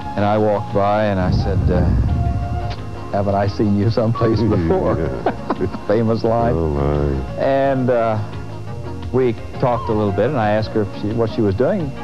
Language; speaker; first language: English; native; English